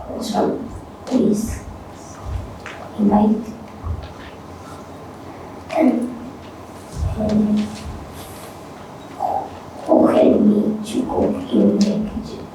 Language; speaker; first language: English; non-native, learner; Spanish